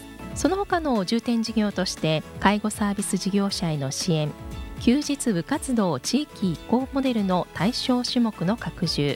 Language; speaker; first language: Japanese; native; Japanese